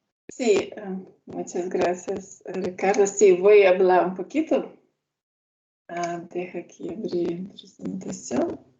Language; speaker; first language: Spanish; non-native, learner; Lithuanian